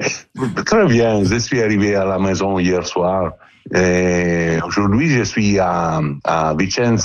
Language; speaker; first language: French; non-native, learner; Italian